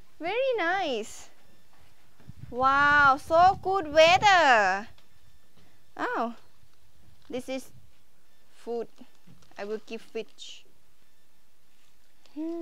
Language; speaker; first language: English; non-native, learner; Thai